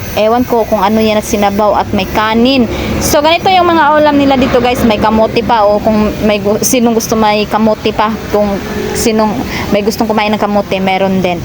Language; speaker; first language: Filipino; non-native, local second language; Cebuano